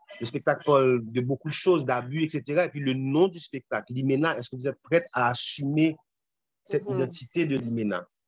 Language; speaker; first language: French; non-native, local second language; Haitian Creole